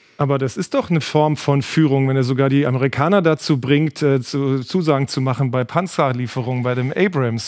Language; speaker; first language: German; native; German